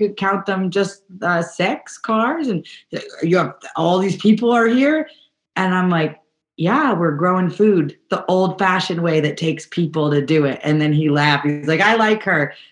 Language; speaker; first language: English; native; English